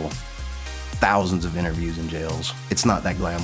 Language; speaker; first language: English; native; English